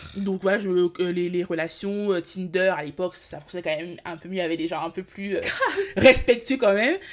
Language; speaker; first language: French; early bilingual, other home language; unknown